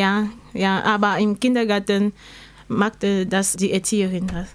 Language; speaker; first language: German; non-native, learner; French